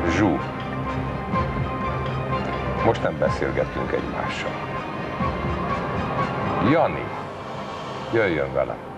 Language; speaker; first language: Hungarian; native; Hungarian